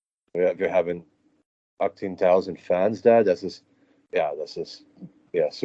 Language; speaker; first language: German; non-native, learner; English